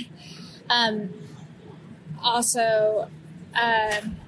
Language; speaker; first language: English; native; English